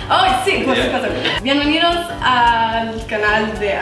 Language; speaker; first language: Spanish; non-native, learner; English